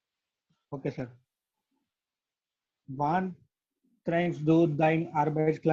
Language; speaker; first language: German; non-native, learner; Gujarati